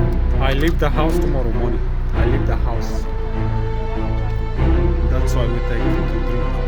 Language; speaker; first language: English; non-native, learner; Bulgarian